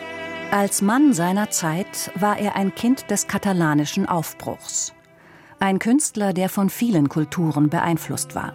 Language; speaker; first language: German; native; German